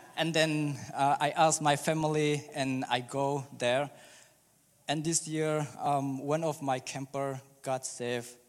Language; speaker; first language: English; early bilingual, other home language; Burmese